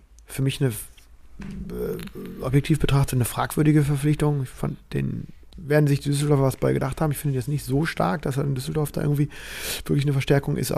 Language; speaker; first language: German; native; German